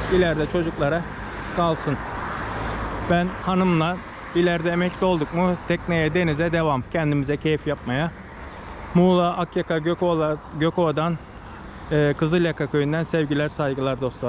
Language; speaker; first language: Turkish; native; Turkish